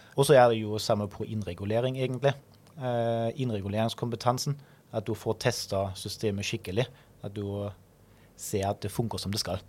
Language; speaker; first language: Norwegian; non-native, fluent; German